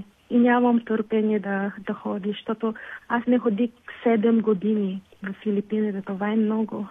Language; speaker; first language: Bulgarian; non-native, learner; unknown